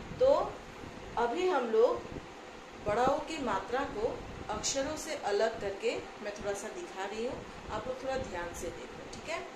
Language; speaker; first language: Hindi; non-native, local second language; Assamese